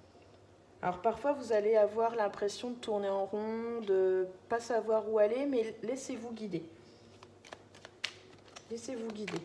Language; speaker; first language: French; native; French